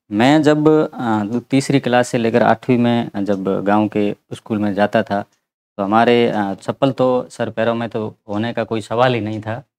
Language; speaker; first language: Hindi; native; Hindi